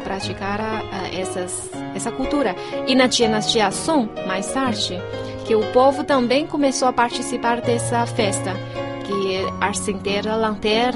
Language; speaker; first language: Portuguese; non-native, fluent; Chinese